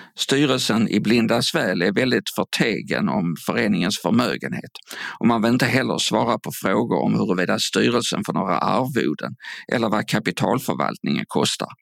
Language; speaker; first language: Swedish; native; Swedish